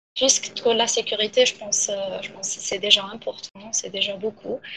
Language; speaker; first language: French; non-native, local second language; Arabic